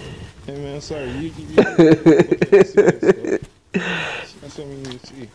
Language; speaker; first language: English; native; English